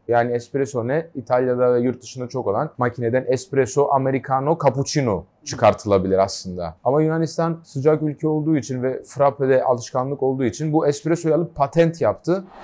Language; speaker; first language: Turkish; early bilingual, heritage; Turkish